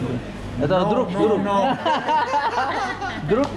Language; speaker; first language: Russian; non-native, learner; Hindi